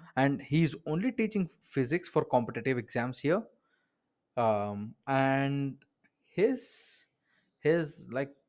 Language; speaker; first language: English; non-native, local second language; Kannada